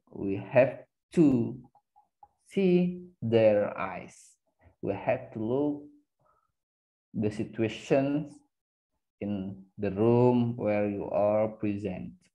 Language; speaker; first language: English; non-native, fluent; Indonesian